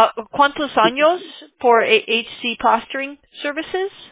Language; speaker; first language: Spanish; non-native, learner; English